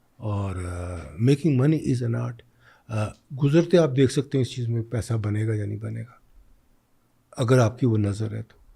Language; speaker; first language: Urdu; non-native, local second language; Punjabi